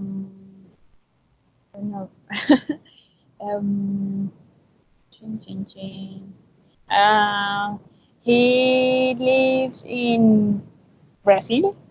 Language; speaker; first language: English; non-native, learner; Spanish